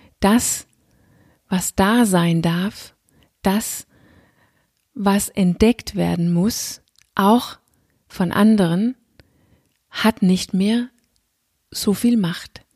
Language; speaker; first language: German; non-native, fluent; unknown